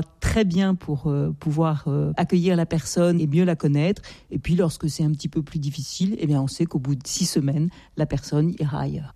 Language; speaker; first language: French; native; French